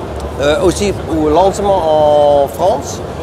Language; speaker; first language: French; non-native, learner; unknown